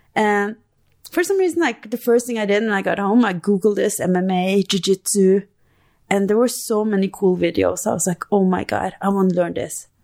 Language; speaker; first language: English; non-native, fluent; Norwegian